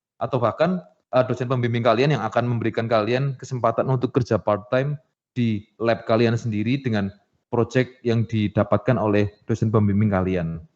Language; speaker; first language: Indonesian; native; Indonesian